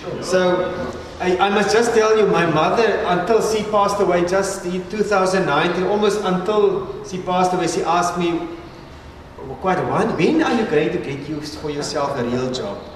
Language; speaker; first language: English; non-native, local second language; Afrikaans